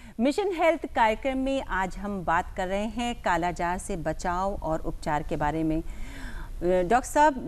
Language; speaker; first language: Hindi; native; Hindi